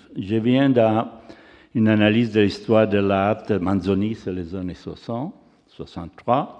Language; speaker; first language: French; non-native, fluent; Italian